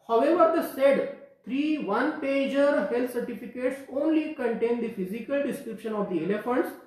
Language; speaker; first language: English; non-native, local second language; Marathi